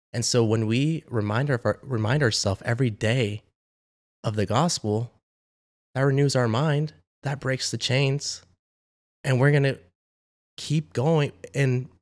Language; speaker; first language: English; native; English